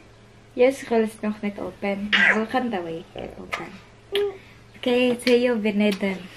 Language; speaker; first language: Dutch; non-native, learner; Filipino